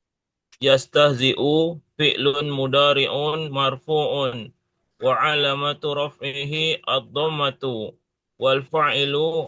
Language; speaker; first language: Arabic; non-native, learner; Indonesian